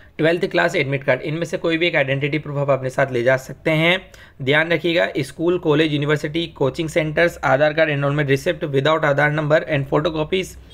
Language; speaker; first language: Hindi; native; Hindi